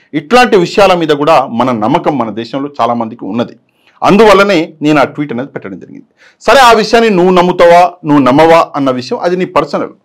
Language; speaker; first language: Telugu; native; Telugu